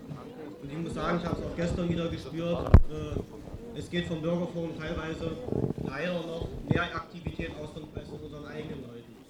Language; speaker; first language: German; native; German